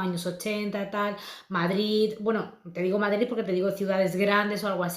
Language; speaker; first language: Spanish; native; Spanish